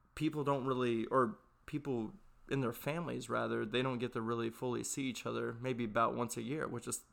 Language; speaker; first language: English; native; English